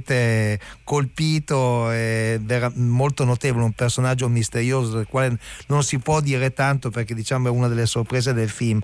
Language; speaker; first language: Italian; native; Italian